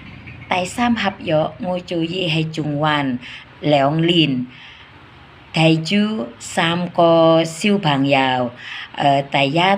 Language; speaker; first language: Cantonese; non-native, learner; Indonesian